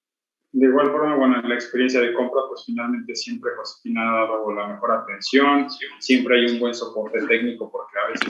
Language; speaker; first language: Spanish; native; Spanish